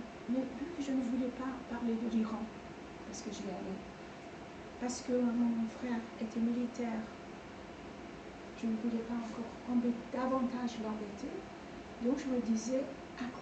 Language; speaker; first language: French; non-native, fluent; Persian